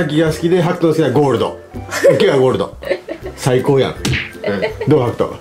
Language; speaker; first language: Japanese; native; Japanese